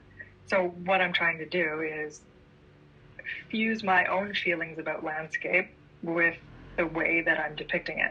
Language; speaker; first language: English; native; English